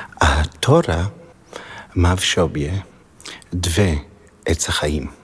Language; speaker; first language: Polish; non-native, learner; Hebrew